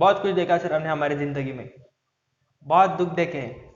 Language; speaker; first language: Hindi; non-native, local second language; Marathi